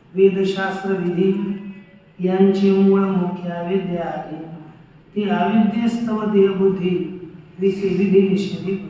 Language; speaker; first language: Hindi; non-native, local second language; Marathi